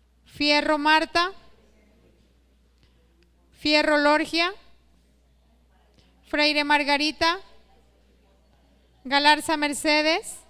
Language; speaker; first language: Spanish; native; Spanish